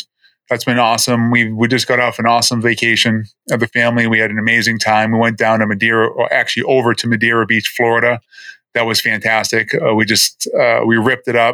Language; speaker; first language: English; native; English